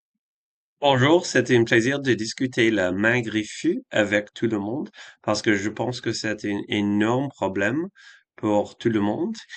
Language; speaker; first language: French; non-native, fluent; English